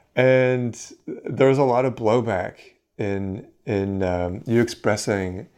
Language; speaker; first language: English; native; English